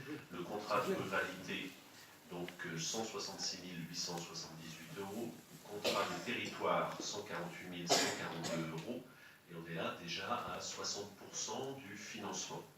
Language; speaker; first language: French; native; French